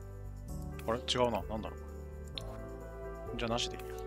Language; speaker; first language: Japanese; native; Japanese